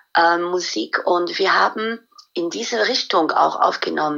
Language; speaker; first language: German; non-native, fluent; French